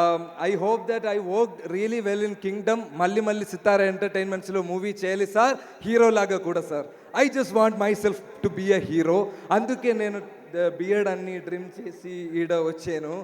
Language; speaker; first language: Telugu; non-native, learner; Malayalam